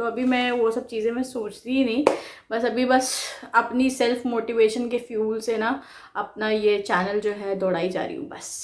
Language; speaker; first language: Hindi; non-native, local second language; Bangla